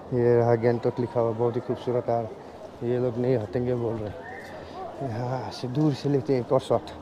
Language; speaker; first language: Hindi; non-native, local second language; Nepali